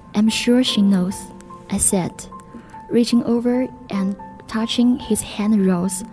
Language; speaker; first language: English; non-native, learner; Chinese